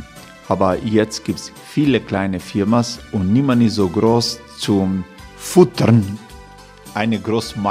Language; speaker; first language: German; non-native, learner; Croatian